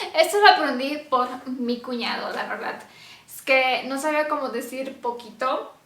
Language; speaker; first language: Spanish; non-native, fluent; Romanian